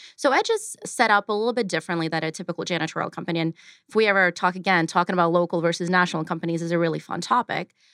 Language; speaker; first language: English; early bilingual, other home language; Ukrainian